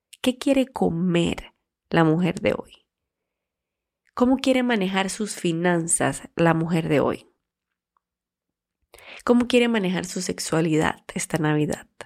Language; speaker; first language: Spanish; native; Spanish